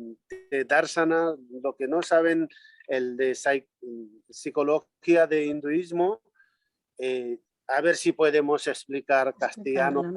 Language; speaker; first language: Spanish; non-native, learner; Nepali